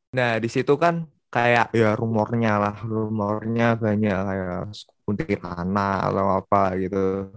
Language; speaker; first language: Indonesian; native; Indonesian